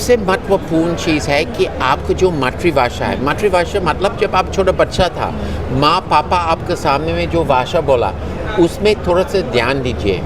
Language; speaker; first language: Hindi; non-native, learner; English